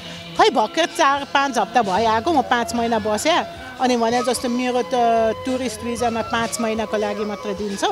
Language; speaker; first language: Nepali; early bilingual, other home language; German